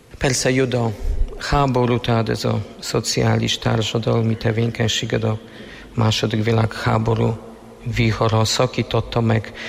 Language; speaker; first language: Hungarian; non-native, fluent; Polish